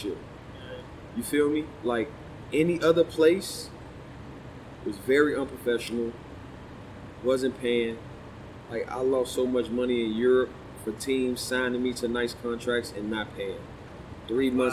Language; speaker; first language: English; native; English